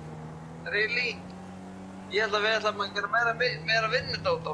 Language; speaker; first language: Icelandic; early bilingual, heritage; Icelandic